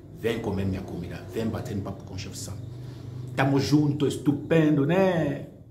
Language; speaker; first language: Portuguese; non-native, fluent; French